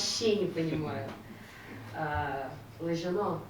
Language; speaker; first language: Russian; native; Russian